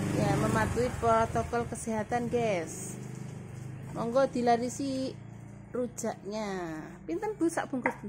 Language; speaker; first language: Indonesian; non-native, local second language; Javanese